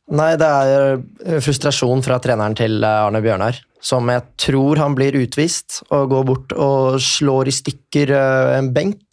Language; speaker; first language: Norwegian; native; Norwegian